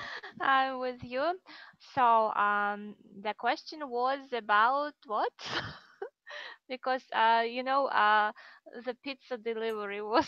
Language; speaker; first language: English; non-native, fluent; Russian